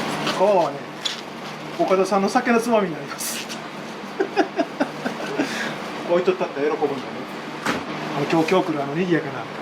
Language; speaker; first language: Japanese; native; Japanese